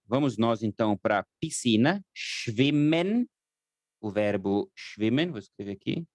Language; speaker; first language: Portuguese; non-native, fluent; German